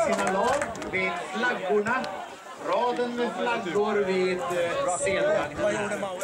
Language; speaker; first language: Swedish; native; Swedish